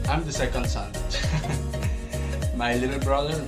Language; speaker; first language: English; non-native, learner; Spanish